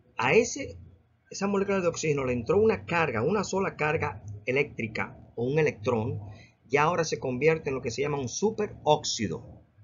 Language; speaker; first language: Spanish; native; Spanish